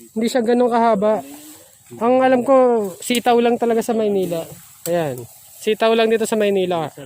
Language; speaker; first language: Filipino; native; Filipino